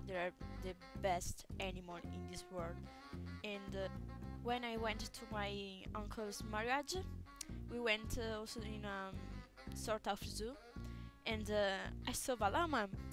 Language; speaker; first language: English; non-native, learner; Italian